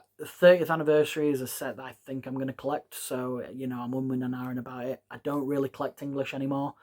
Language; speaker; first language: English; native; English